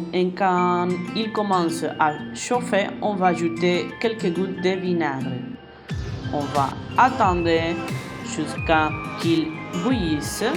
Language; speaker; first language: French; non-native, fluent; Spanish